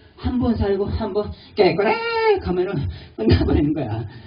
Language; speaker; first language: Korean; native; Korean